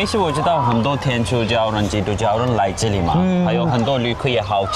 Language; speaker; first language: Chinese; non-native, fluent; Turkish